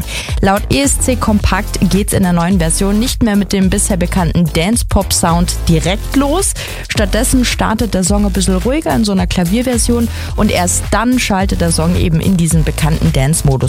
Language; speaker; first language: German; native; German